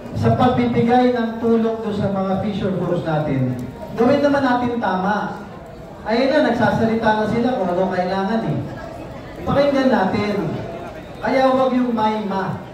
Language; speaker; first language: Filipino; native; Filipino